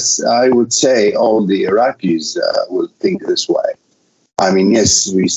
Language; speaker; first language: English; non-native, fluent; Arabic